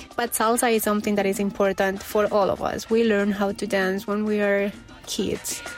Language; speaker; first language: English; early bilingual, other home language; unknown